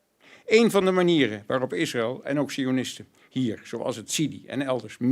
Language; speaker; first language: Dutch; native; Dutch